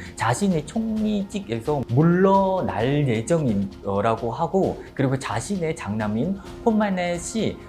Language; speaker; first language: Korean; non-native, fluent; Khmer